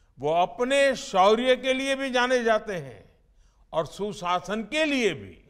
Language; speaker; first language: Hindi; non-native, local second language; Gujarati